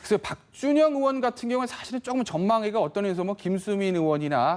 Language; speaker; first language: Korean; native; Korean